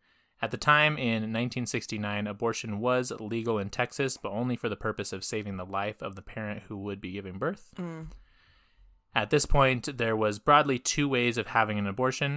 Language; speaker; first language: English; native; English